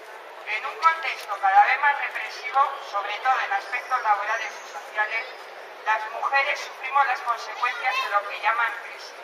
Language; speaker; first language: Spanish; native; Spanish